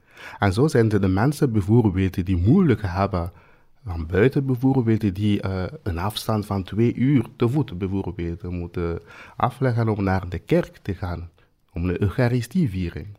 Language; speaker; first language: Dutch; non-native, fluent; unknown